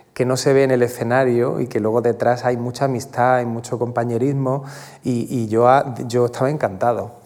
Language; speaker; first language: Spanish; native; Spanish